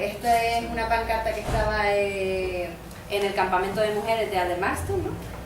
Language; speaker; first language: Spanish; native; Spanish